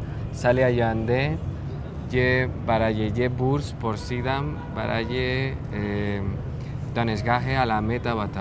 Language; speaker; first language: Persian; non-native, learner; Spanish